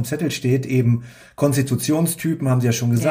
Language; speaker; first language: German; native; German